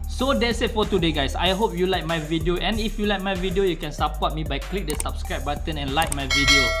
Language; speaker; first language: English; non-native, local second language; Malay